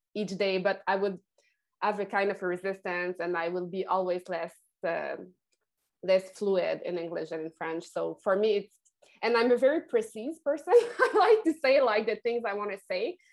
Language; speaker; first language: English; non-native, fluent; French